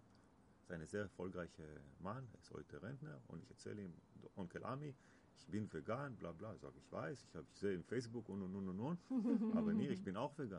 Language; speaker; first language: German; non-native, learner; Hebrew